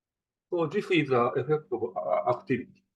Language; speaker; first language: English; non-native, fluent; Japanese